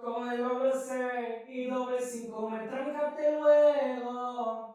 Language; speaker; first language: Spanish; non-native, fluent; English